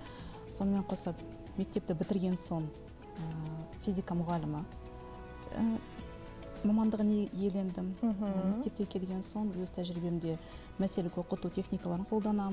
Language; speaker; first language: Kazakh; native; Kazakh